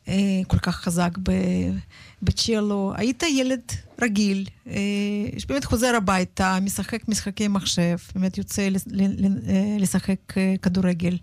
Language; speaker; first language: Hebrew; native; Hebrew